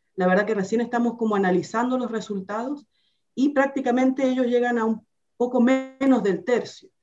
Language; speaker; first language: Spanish; native; Spanish